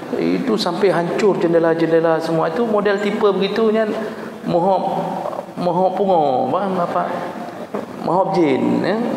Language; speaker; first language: Malay; non-native, local second language; Achinese